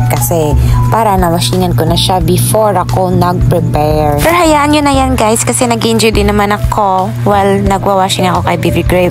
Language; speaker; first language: Filipino; non-native, local second language; Cebuano